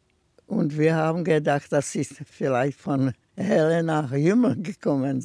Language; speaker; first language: German; non-native, fluent; Czech